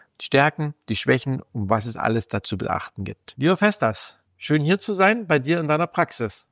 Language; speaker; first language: German; native; German